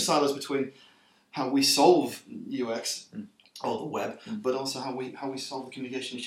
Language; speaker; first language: English; native; English